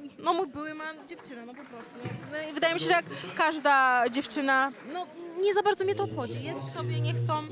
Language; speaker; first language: Polish; early bilingual, heritage; Polish